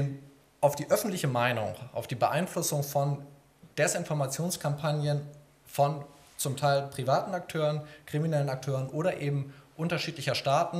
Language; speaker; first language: German; native; German